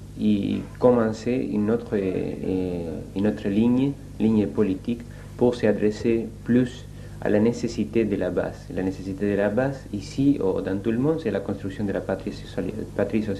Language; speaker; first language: French; non-native, fluent; Spanish